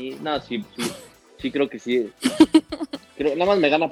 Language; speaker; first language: Spanish; native; Spanish